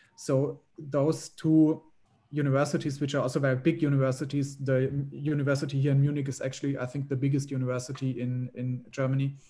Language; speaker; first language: English; non-native, fluent; German